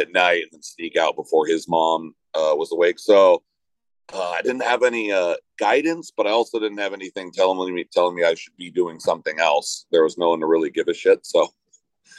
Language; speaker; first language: English; native; English